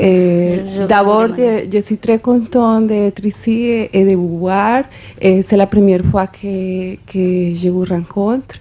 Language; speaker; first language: French; non-native, fluent; Spanish